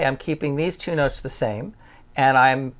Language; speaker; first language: English; native; English